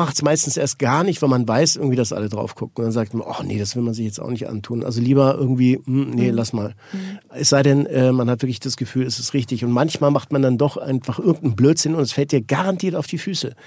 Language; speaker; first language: German; native; German